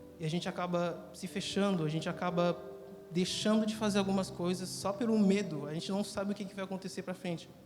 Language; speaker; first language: Portuguese; non-native, fluent; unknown